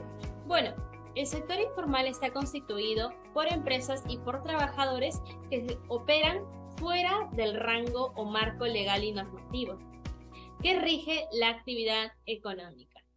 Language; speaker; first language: Spanish; native; Spanish